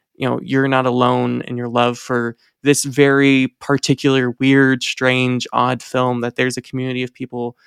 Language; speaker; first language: English; native; English